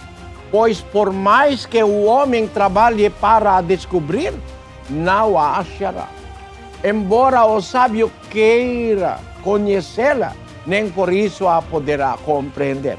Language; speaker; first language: Portuguese; non-native, learner; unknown